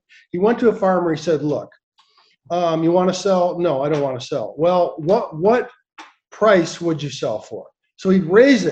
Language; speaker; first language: English; native; English